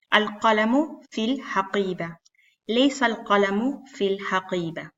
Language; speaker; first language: Arabic; non-native, fluent; Spanish